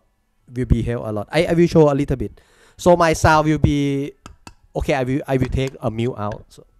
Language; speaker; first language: English; non-native, learner; Thai